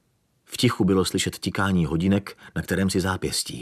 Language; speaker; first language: Czech; native; Czech